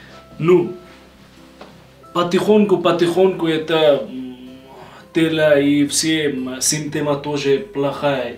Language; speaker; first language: Russian; non-native, learner; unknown